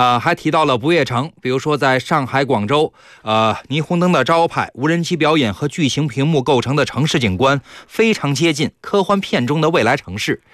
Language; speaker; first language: Chinese; native; Chinese